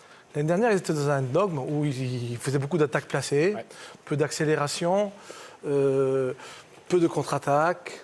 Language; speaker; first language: French; native; French